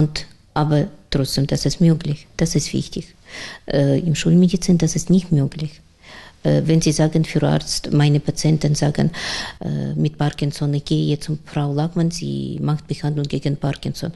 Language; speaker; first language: German; non-native, learner; Russian